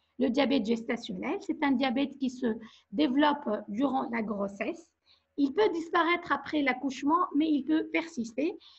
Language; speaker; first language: French; non-native, local second language; Arabic